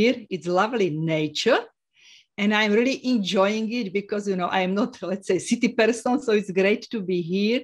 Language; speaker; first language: English; non-native, fluent; Slovak